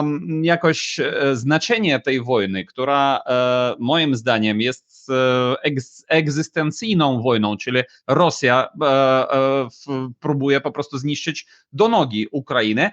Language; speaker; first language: Polish; non-native, fluent; Ukrainian